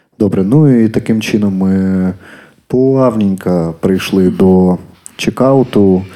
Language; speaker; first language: Ukrainian; native; Ukrainian